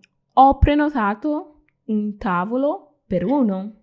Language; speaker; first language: Italian; non-native, fluent; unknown